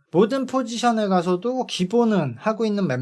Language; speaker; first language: Korean; native; Korean